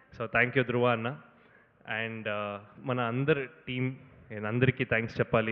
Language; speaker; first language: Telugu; non-native, learner; Kannada